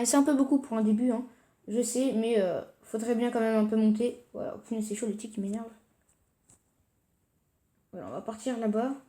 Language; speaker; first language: French; native; French